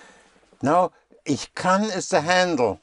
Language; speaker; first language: German; non-native, fluent; English